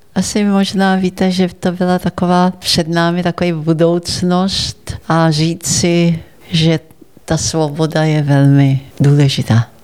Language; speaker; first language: Czech; early bilingual, heritage; Czech